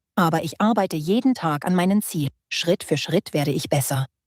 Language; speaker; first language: German; non-native, learner; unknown